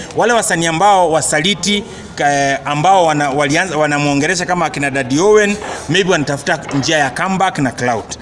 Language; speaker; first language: Swahili; native; Swahili